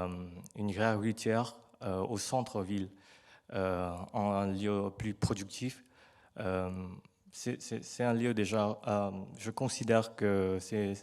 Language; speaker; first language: French; non-native, learner; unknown